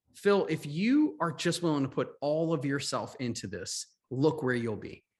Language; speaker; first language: English; native; English